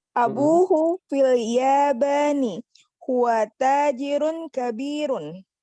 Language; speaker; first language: Arabic; non-native, learner; Indonesian